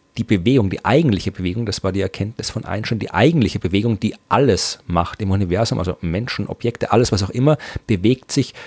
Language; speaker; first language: German; native; German